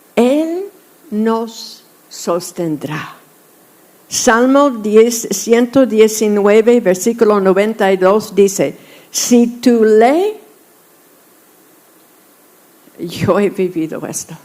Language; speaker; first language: Spanish; non-native, fluent; English